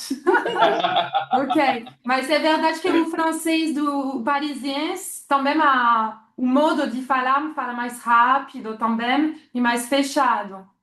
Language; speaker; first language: Portuguese; non-native, fluent; French